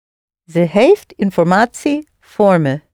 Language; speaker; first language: Dutch; non-native, learner; English